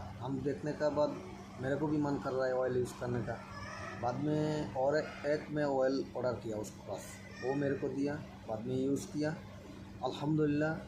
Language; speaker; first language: Hindi; non-native, learner; Bangla